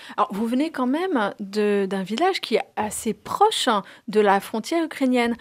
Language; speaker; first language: French; native; French